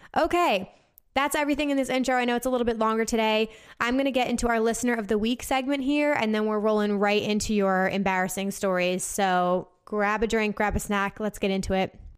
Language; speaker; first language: English; native; English